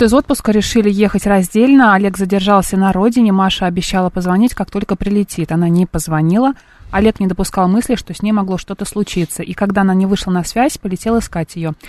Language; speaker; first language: Russian; native; Russian